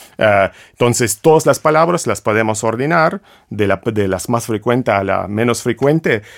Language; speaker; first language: Spanish; non-native, fluent; Russian